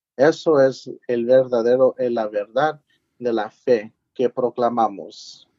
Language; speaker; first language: Spanish; early bilingual, heritage; English